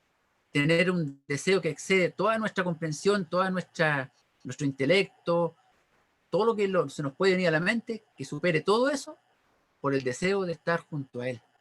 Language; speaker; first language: Spanish; native; Spanish